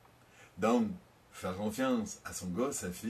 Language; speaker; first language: French; native; French